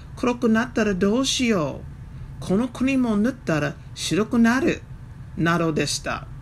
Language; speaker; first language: Japanese; non-native, fluent; English